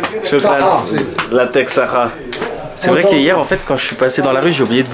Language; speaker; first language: French; native; French